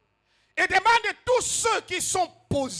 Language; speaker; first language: French; non-native, local second language; Lingala